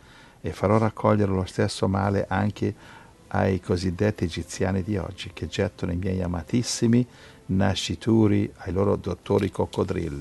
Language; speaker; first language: Italian; native; Italian